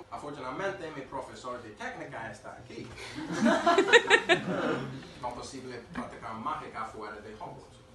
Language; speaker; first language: Spanish; non-native, learner; English